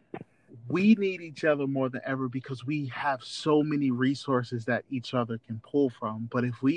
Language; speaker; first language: English; native; English